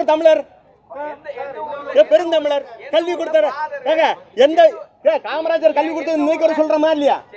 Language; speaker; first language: Tamil; native; Tamil